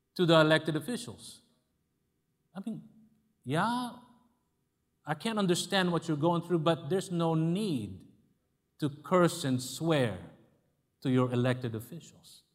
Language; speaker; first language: English; non-native, local second language; Filipino